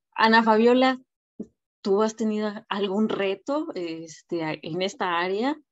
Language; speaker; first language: Spanish; native; Spanish